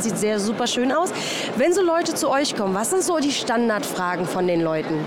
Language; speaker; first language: German; native; German